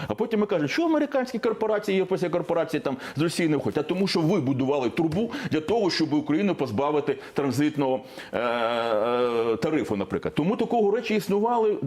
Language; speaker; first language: Ukrainian; non-native, local second language; Russian